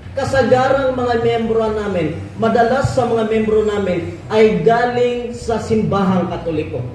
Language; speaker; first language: Filipino; non-native, local second language; Cebuano